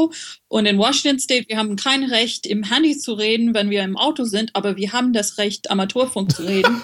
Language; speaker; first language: German; non-native, learner; French